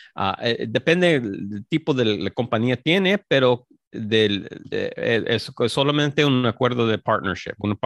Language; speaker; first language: Spanish; early bilingual, heritage; Spanish